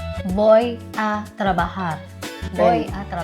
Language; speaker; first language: Spanish; non-native, learner; Filipino